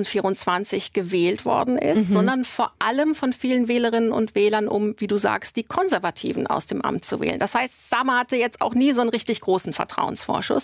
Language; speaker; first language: German; native; German